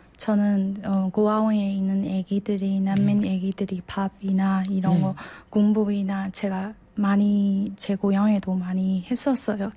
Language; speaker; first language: Korean; non-native, learner; Burmese